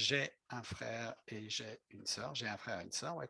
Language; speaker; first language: French; non-native, fluent; English